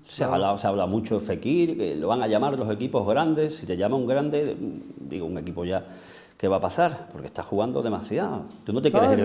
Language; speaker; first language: Spanish; native; Spanish